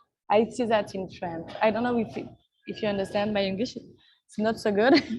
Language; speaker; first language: English; non-native, learner; French